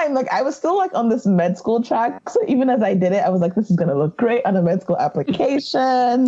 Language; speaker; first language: English; non-native, local second language; Yoruba